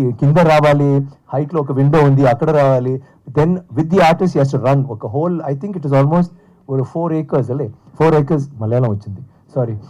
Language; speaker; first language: Telugu; non-native, fluent; Tamil